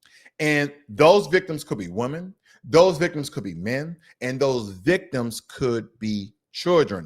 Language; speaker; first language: English; native; English